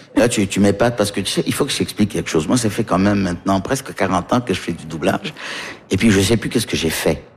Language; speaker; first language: French; early bilingual, heritage; French